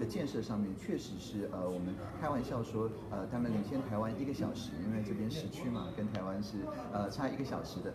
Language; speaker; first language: Chinese; native; Chinese